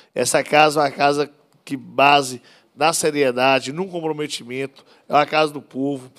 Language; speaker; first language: Portuguese; native; Portuguese